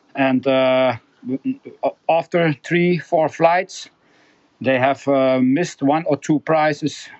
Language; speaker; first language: English; non-native, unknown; Dutch